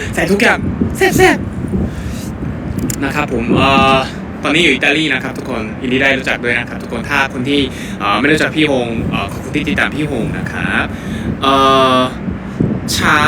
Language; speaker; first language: Thai; non-native, fluent; Korean